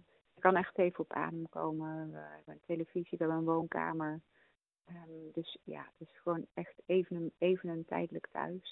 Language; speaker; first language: Dutch; native; Dutch